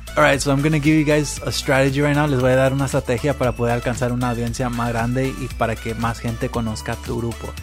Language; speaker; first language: Spanish; early bilingual, heritage; Spanish